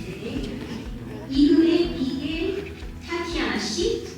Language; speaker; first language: Korean; native; Korean